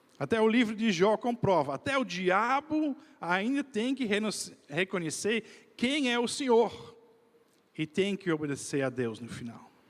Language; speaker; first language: Portuguese; non-native, fluent; Dutch